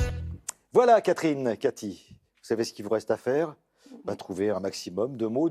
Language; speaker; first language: French; native; French